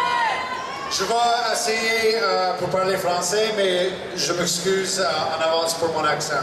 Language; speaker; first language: French; non-native, local second language; English